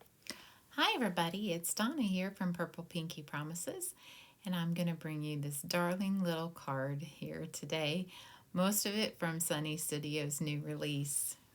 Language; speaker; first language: English; native; English